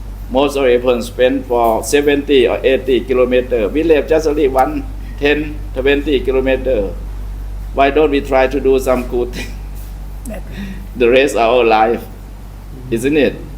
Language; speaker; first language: English; non-native, learner; Thai